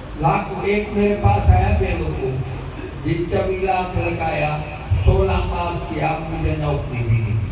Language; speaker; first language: Urdu; native; Urdu